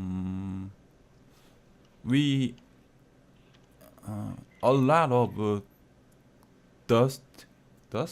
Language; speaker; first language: English; non-native, learner; Korean